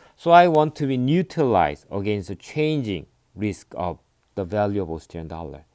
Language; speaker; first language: English; non-native, fluent; Korean